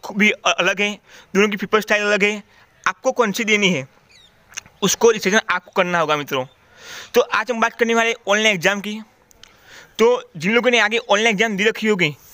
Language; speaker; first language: Hindi; non-native, local second language; Gujarati